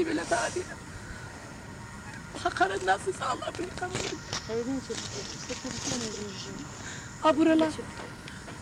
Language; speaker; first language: Turkish; non-native, local second language; Kurdish